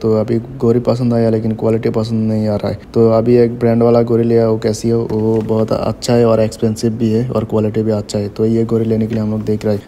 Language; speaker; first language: Hindi; non-native, learner; Bangla